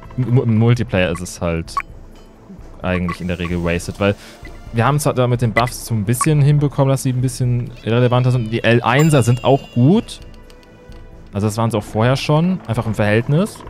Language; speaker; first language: German; native; German